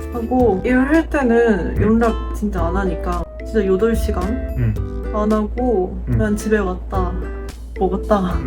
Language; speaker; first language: Korean; non-native, fluent; Japanese